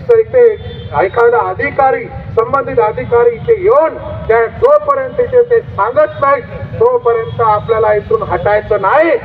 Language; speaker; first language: Marathi; non-native, local second language; Lambadi